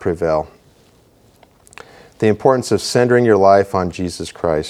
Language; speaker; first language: English; native; English